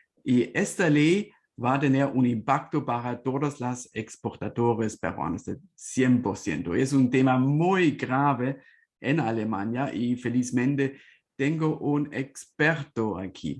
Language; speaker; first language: Spanish; non-native, fluent; German